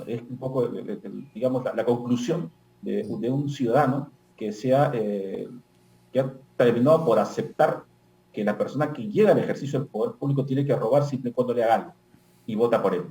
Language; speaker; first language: Spanish; native; Spanish